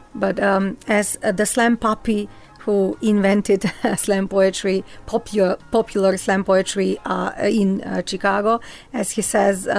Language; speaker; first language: English; non-native, fluent; Macedonian